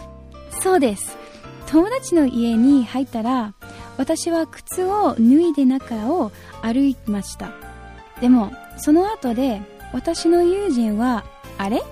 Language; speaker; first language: Japanese; non-native, learner; English